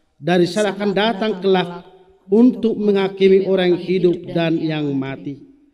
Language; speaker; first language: Indonesian; non-native, local second language; Batak Toba